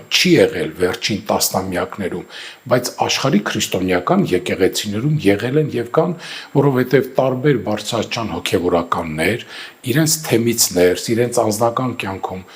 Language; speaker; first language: Armenian; native; Armenian